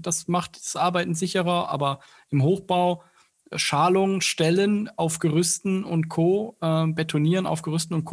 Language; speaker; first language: German; native; German